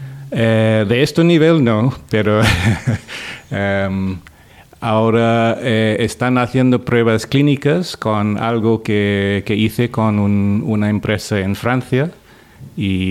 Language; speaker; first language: Spanish; non-native, fluent; English